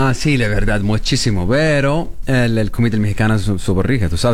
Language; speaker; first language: Spanish; non-native, learner; Arabic